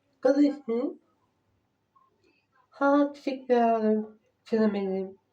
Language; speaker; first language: Turkish; non-native, learner; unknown